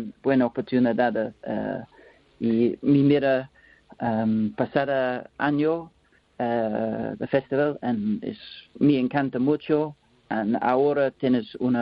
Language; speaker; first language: Spanish; non-native, learner; English